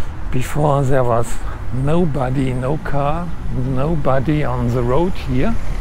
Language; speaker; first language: English; non-native, fluent; German